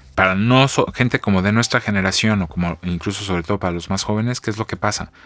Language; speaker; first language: Spanish; native; Spanish